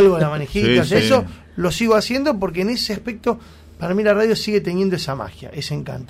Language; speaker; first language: Spanish; native; Spanish